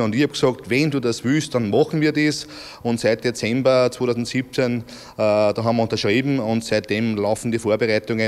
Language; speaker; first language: German; native; German